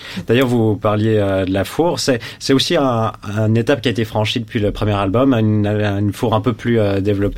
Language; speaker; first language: French; native; French